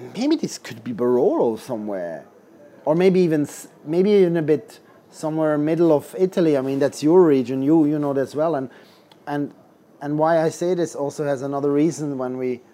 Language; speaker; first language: English; non-native, fluent; Swiss German